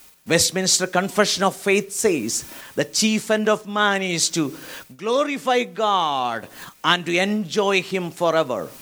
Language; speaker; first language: English; non-native, local second language; Malayalam